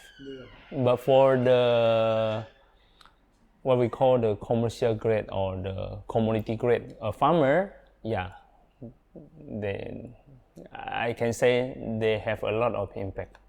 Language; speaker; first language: English; non-native, learner; Indonesian